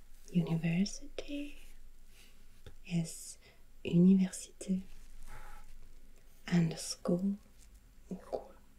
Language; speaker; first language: English; non-native, fluent; German